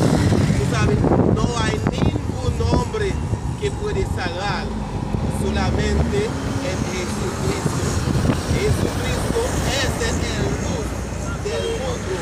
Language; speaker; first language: Spanish; non-native, learner; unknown